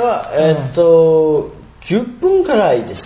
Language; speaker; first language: Japanese; non-native, learner; Burmese